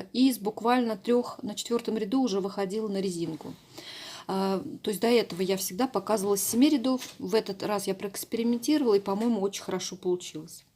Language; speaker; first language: Russian; native; Russian